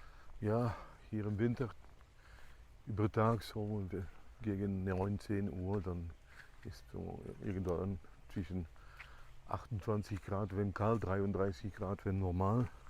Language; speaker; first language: German; non-native, fluent; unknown